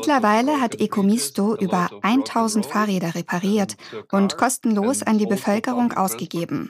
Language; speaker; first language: German; native; German